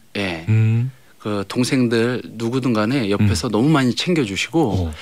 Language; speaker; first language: Korean; native; Korean